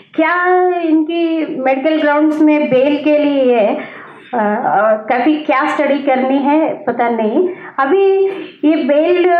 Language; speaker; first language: Hindi; non-native, local second language; Telugu